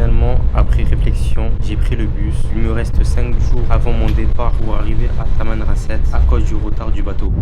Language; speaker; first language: French; native; French